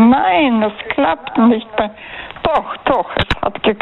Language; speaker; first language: German; non-native, fluent; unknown